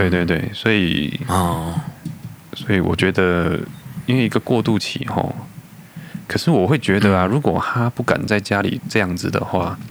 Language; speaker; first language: Chinese; native; Chinese